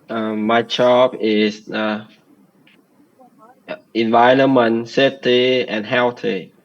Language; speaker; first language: English; non-native, learner; Vietnamese